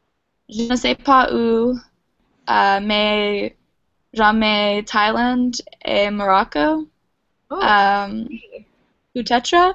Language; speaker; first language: French; non-native, learner; English